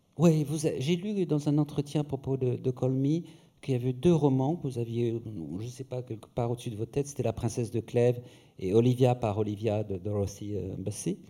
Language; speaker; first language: French; native; French